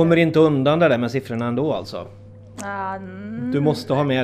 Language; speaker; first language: Swedish; native; Swedish